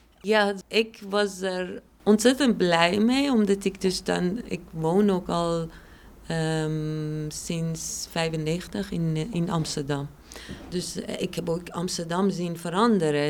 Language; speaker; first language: Dutch; non-native, fluent; Persian